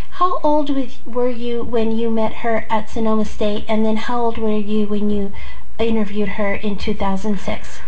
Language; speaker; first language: English; early bilingual, other home language; Spanish